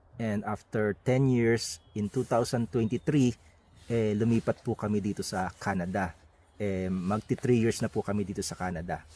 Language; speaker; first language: Filipino; native; Filipino